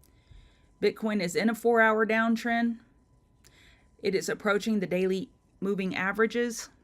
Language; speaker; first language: English; native; English